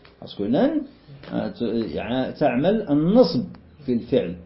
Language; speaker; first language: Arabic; non-native, fluent; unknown